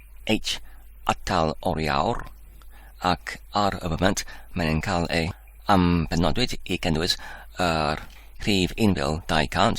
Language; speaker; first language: Welsh; non-native, learner; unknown